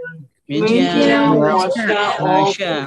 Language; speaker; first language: Chinese; non-native, learner; Burmese